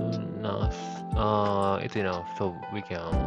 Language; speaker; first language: English; non-native, learner; Japanese